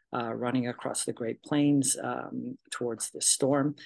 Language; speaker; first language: English; early bilingual, other home language; Japanese